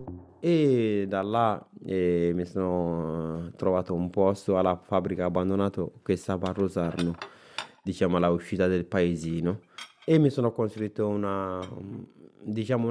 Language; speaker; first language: Italian; non-native, fluent; Bambara